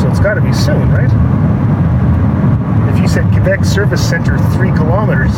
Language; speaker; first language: English; native; English